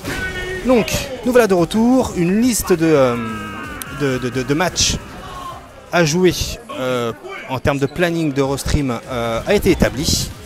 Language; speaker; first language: French; native; French